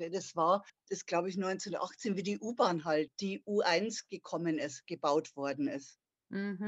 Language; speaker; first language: German; native; German